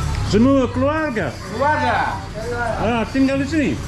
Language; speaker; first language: Indonesian; non-native, learner; English